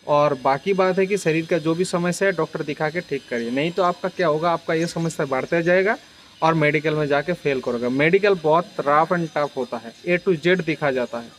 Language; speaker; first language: Hindi; non-native, local second language; Bangla